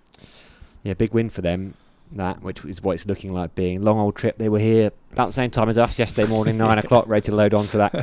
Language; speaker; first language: English; native; English